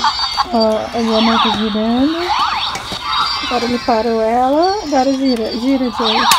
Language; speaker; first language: Portuguese; native; Portuguese